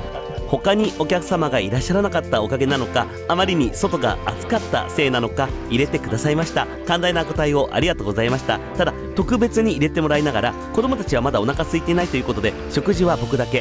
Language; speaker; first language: Japanese; native; Japanese